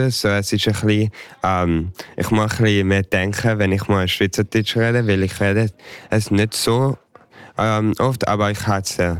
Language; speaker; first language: German; early bilingual, heritage; English